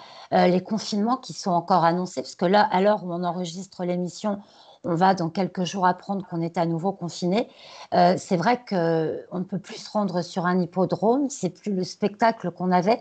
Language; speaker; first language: French; native; French